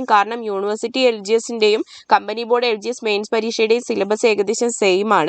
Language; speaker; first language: Malayalam; native; Malayalam